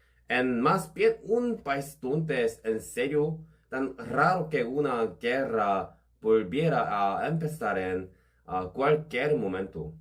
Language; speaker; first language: Spanish; non-native, learner; Korean